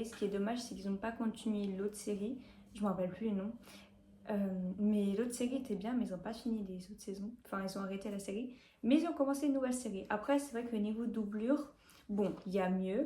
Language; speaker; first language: French; native; French